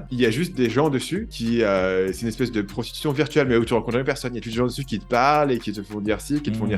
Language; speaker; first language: French; native; French